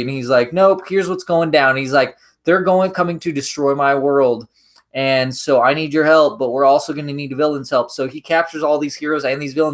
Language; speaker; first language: English; native; English